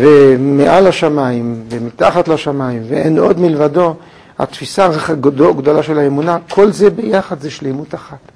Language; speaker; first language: Hebrew; native; Hebrew